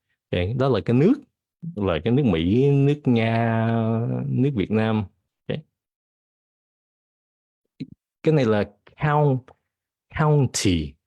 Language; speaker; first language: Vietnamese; early bilingual, heritage; Vietnamese